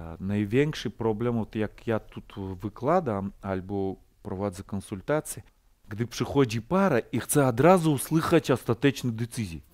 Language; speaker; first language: Polish; non-native, fluent; Ukrainian